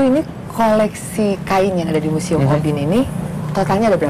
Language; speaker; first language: Indonesian; native; Indonesian